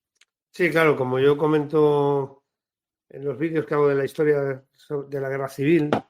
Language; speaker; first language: Spanish; native; Spanish